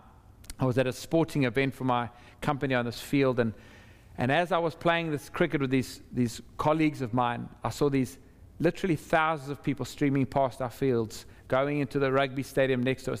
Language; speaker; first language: English; native; English